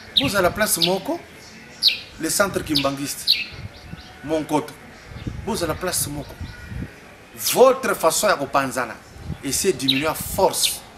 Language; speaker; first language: Lingala; non-native, local second language; Swahili